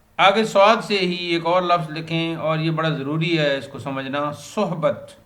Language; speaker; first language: Urdu; non-native, local second language; Punjabi